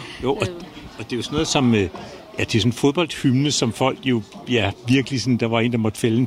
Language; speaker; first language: Danish; native; Danish